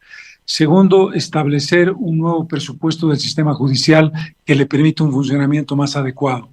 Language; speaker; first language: Spanish; native; Spanish